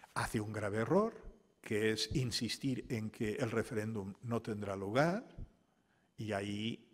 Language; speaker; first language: Spanish; non-native, local second language; Catalan